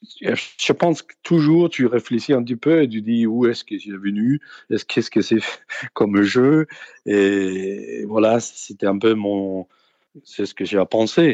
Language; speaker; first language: French; non-native, fluent; Danish